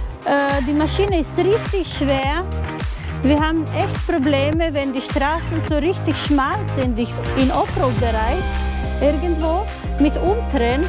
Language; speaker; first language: German; non-native, fluent; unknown